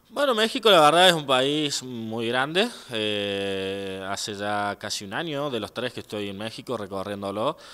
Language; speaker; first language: Spanish; native; Spanish